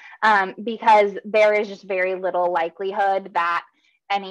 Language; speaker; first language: English; native; English